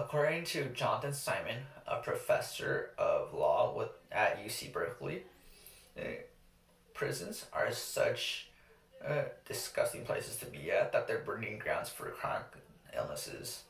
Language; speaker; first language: English; native; English